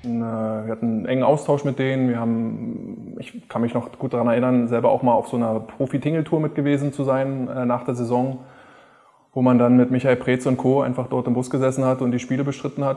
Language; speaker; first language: German; native; German